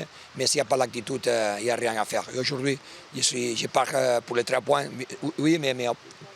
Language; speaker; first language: French; non-native, learner; Spanish